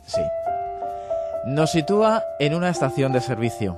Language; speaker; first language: Spanish; native; Spanish